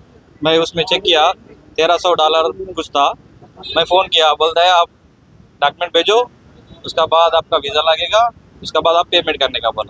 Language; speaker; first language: Hindi; non-native, local second language; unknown